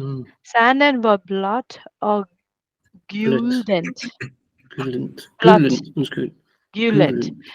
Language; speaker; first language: Danish; non-native, learner; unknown